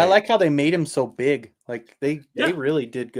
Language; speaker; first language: English; native; English